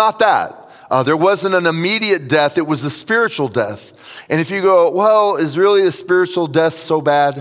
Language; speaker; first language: English; native; English